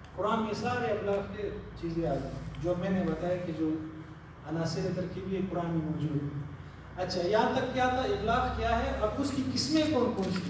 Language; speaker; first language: Urdu; non-native, local second language; Pashto